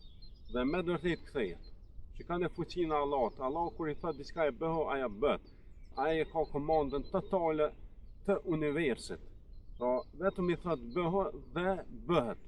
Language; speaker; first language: Albanian; native; Albanian